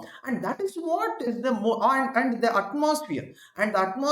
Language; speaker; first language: English; non-native, local second language; Tamil